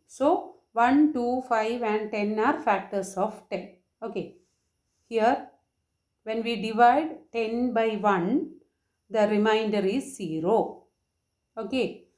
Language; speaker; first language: English; non-native, local second language; Malayalam